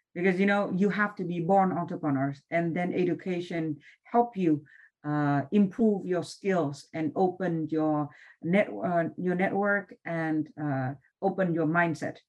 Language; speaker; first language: English; non-native, fluent; Vietnamese